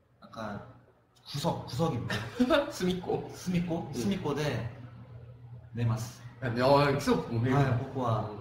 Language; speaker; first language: Japanese; non-native, fluent; Korean